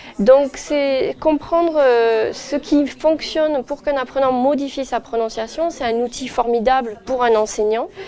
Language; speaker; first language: French; native; French